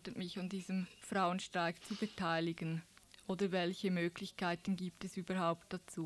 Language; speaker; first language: German; native; German